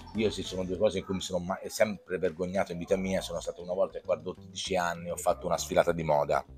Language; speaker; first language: Italian; native; Italian